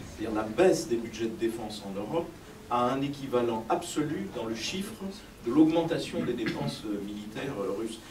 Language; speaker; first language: French; native; French